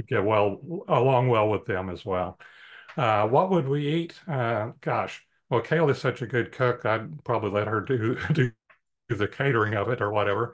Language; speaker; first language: English; native; English